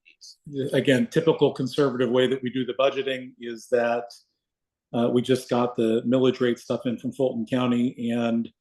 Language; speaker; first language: English; native; English